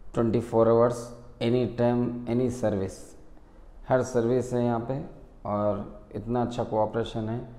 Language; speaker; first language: Hindi; non-native, local second language; Urdu